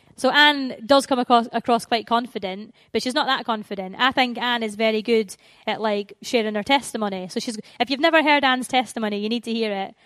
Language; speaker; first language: English; native; English